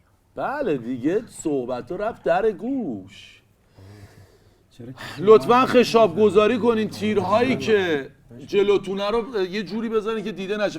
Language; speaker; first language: Persian; native; Persian